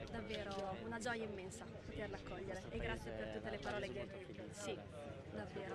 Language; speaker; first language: Italian; native; Italian